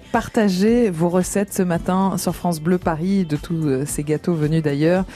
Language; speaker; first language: French; native; French